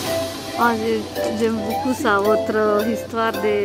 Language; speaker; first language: French; non-native, learner; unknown